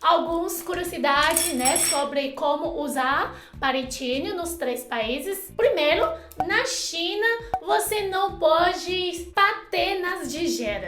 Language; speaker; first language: Portuguese; non-native, fluent; Chinese